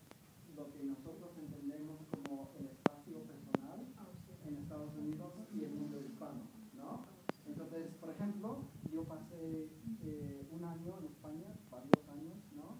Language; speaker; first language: Spanish; non-native, fluent; English